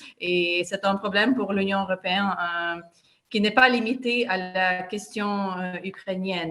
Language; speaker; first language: French; non-native, fluent; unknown